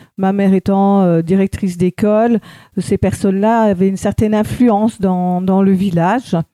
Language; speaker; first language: French; native; French